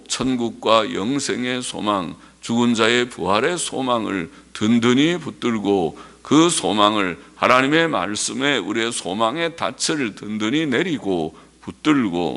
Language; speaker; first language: Korean; native; Korean